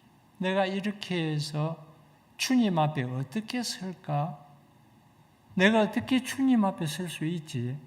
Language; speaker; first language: Korean; native; Korean